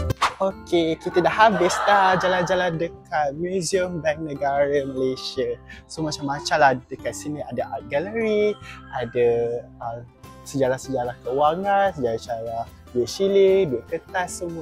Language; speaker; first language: Malay; native; Malay